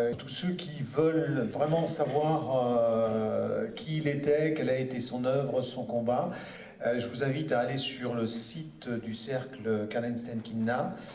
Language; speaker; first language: French; native; French